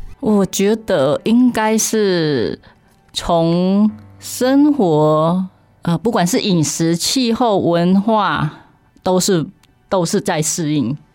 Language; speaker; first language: Chinese; non-native, fluent; Khmer